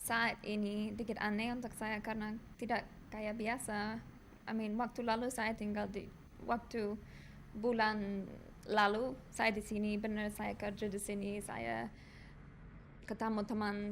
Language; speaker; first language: Indonesian; non-native, learner; English